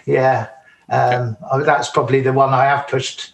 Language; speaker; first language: English; native; English